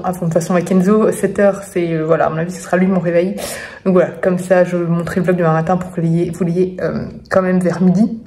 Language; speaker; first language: French; native; French